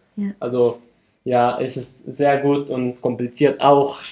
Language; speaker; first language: German; non-native, learner; Persian